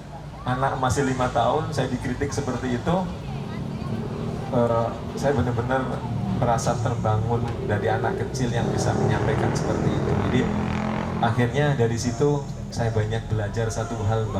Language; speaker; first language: Indonesian; non-native, local second language; Javanese